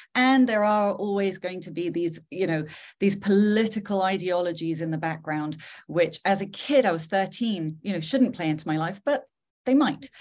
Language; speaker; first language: English; native; English